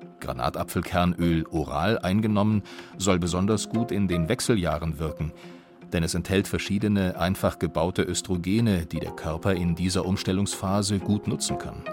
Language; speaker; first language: German; native; German